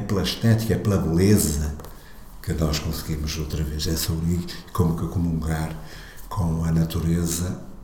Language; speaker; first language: Portuguese; native; Portuguese